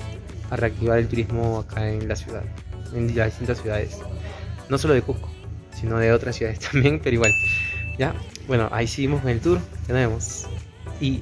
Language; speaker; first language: Spanish; native; Spanish